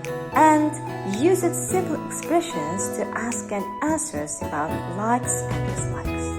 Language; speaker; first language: English; non-native, learner; Mongolian